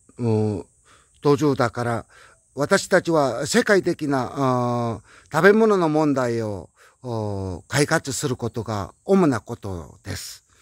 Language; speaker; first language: Japanese; non-native, learner; Korean